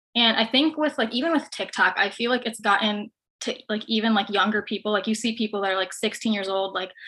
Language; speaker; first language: English; native; English